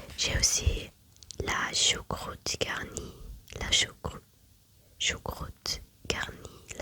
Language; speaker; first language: French; non-native, learner; German